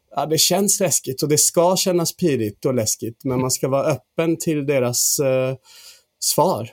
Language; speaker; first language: Swedish; non-native, fluent; English